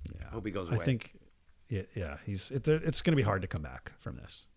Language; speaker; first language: English; native; English